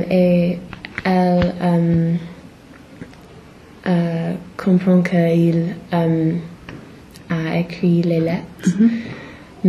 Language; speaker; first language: French; non-native, learner; English